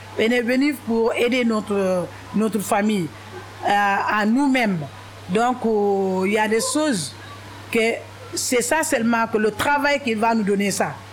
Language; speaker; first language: French; non-native, local second language; Wolof